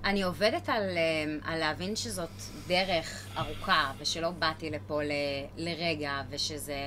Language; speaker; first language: Hebrew; native; Hebrew